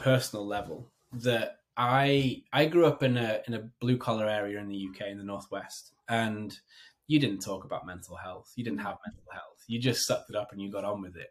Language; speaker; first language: English; native; English